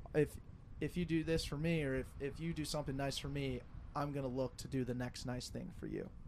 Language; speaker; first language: English; native; English